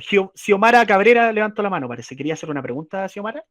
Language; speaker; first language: Spanish; native; Spanish